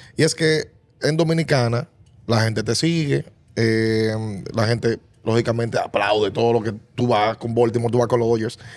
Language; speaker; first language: Spanish; native; Spanish